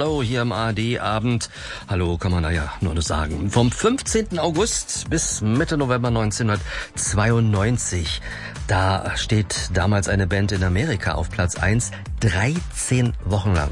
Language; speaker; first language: German; native; German